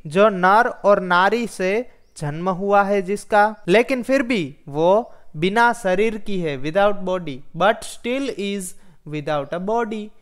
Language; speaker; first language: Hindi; non-native, local second language; Gujarati